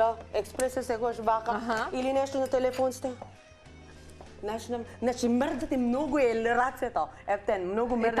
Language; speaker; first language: Macedonian; non-native, learner; Filipino